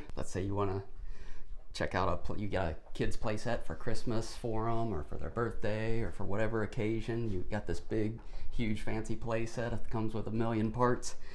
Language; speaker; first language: English; native; English